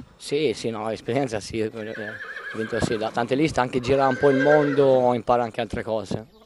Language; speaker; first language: Italian; non-native, fluent; Albanian